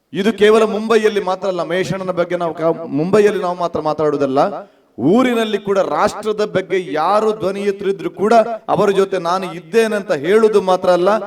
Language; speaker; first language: Kannada; non-native, local second language; Tulu